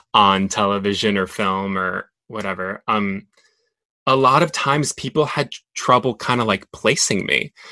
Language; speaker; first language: English; non-native, fluent; Spanish